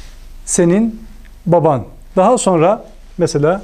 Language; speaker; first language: Turkish; native; Turkish